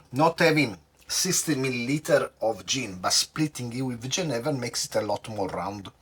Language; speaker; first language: English; non-native, fluent; Italian